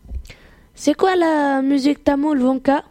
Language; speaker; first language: French; non-native, learner; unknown